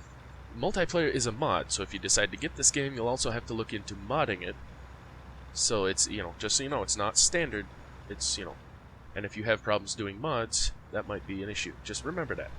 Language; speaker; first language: English; native; English